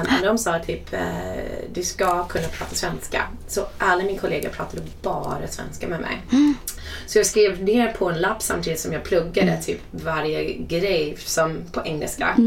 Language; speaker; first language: Swedish; non-native, fluent; English